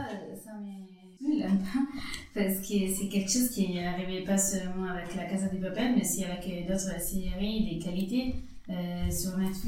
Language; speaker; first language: French; non-native, fluent; Spanish